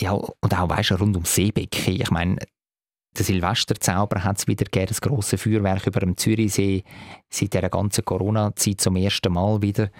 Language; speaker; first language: German; native; German